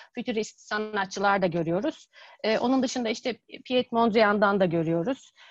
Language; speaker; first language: Turkish; native; Turkish